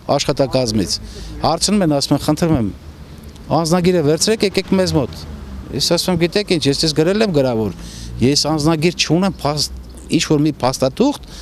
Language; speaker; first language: Armenian; non-native, local second language; Kurdish